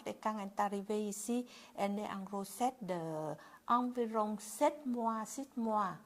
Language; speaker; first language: French; non-native, learner; Vietnamese